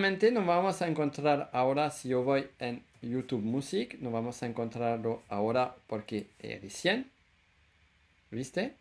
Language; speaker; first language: Spanish; non-native, fluent; French